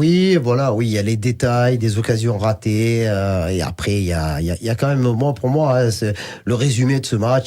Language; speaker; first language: French; native; French